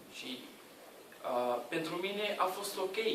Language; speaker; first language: Romanian; non-native, learner; Portuguese